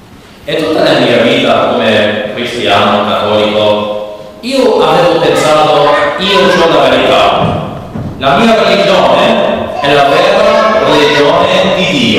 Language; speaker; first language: Italian; non-native, learner; English